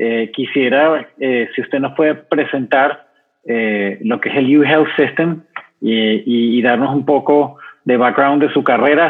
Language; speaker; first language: Spanish; native; Spanish